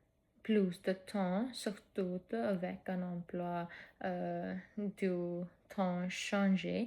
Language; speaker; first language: French; non-native, fluent; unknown